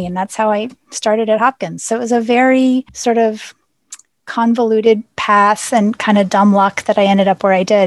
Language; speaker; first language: English; native; English